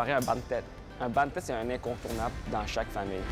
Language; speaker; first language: French; early bilingual, other home language; Khmer